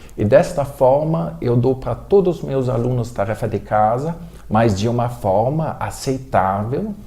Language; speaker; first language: Portuguese; non-native, fluent; German